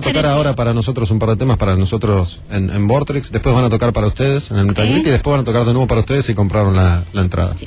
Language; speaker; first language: Spanish; native; Spanish